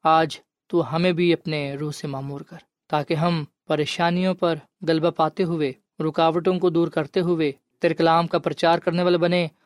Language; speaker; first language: Urdu; non-native, local second language; Punjabi